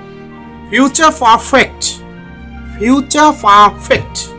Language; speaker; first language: English; non-native, learner; Bangla